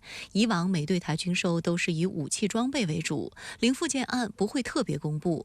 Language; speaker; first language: Chinese; native; Chinese